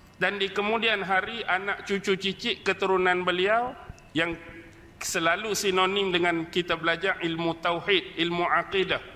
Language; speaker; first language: Malay; native; Malay